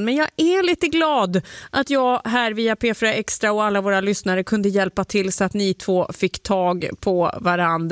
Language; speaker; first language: Swedish; native; Swedish